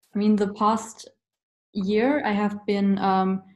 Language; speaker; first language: English; non-native, fluent; German